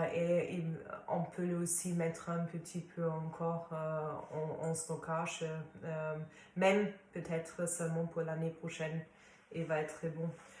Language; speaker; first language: French; non-native, fluent; German